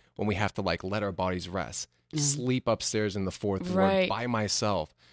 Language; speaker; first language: English; native; English